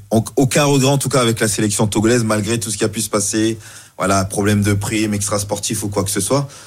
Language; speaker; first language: French; native; French